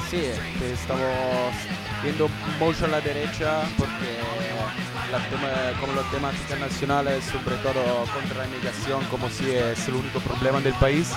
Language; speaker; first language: Spanish; non-native, learner; Italian